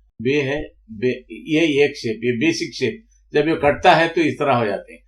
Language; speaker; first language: Urdu; native; Urdu